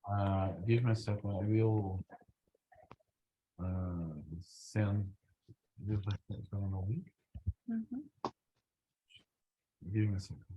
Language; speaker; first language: English; non-native, learner; Portuguese